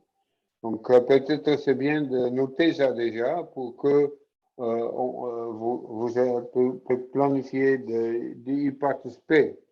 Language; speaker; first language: French; non-native, fluent; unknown